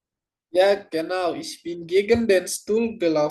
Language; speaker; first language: German; non-native, learner; Indonesian